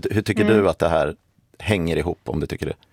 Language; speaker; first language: Swedish; native; Swedish